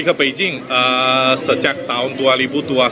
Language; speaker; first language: Indonesian; non-native, fluent; Chinese